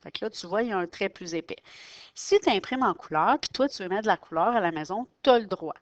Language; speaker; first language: French; native; French